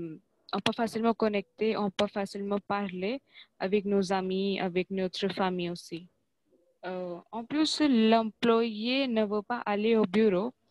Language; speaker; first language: French; non-native, fluent; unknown